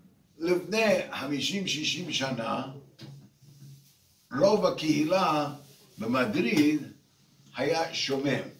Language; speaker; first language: Hebrew; non-native, fluent; English